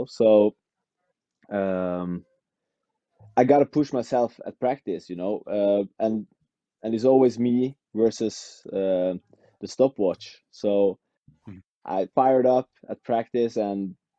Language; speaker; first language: English; non-native, fluent; Norwegian